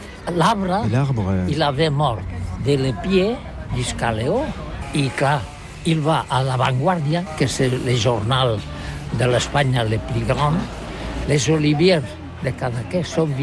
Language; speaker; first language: French; non-native, learner; Catalan